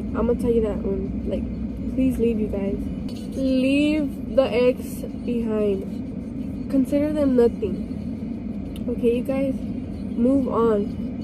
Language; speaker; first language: English; early bilingual, other home language; Spanish